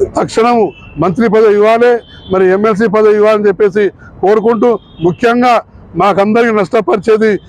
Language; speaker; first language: Telugu; non-native, local second language; Lambadi